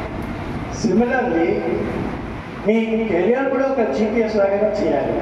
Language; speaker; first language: Telugu; non-native, fluent; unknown